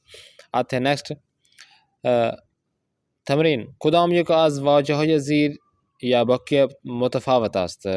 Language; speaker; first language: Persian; non-native, fluent; Urdu